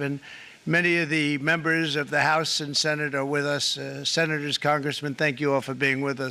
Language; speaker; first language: English; native; English